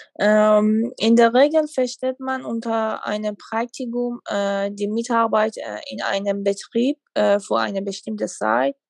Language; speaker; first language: German; non-native, fluent; Persian